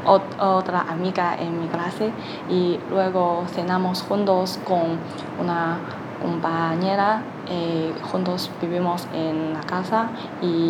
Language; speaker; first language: Spanish; non-native, learner; Chinese